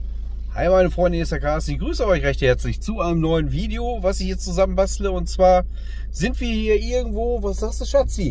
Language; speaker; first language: German; native; German